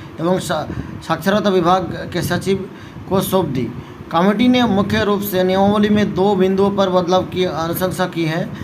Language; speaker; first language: Hindi; non-native, local second language; Bangla